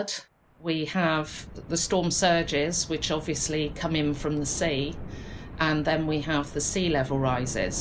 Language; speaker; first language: English; native; English